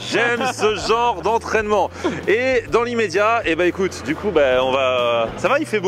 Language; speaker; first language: French; native; French